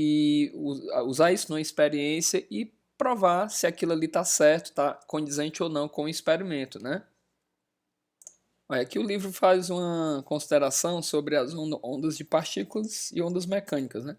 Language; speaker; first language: Portuguese; native; Portuguese